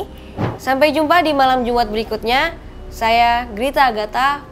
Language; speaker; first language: Indonesian; native; Indonesian